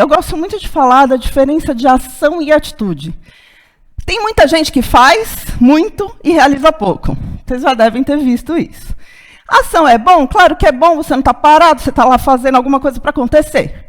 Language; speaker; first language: Portuguese; native; Portuguese